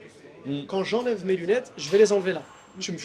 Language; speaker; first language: French; native; French